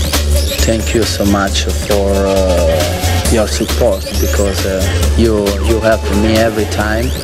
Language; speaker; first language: English; non-native, learner; Italian